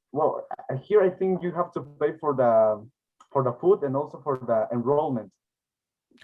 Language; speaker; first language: English; non-native, learner; Spanish